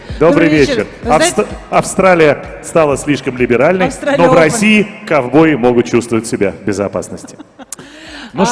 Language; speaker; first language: Russian; native; Russian